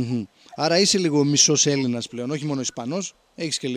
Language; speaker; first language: Greek; native; Greek